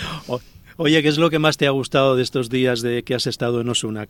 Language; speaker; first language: Spanish; native; Spanish